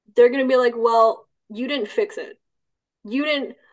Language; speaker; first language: English; early bilingual, other home language; Cantonese